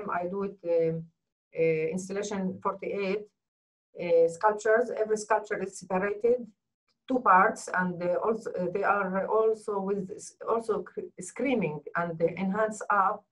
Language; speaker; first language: English; non-native, learner; Arabic